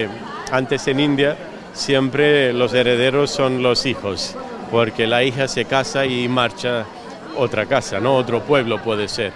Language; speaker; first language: Spanish; early bilingual, heritage; Spanish